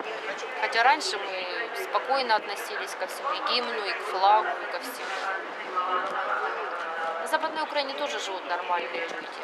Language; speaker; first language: Russian; native; Russian